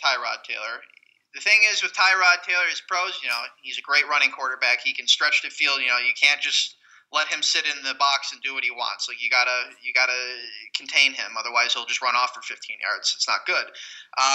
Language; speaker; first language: English; native; English